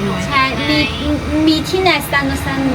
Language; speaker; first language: Thai; non-native, learner; Chinese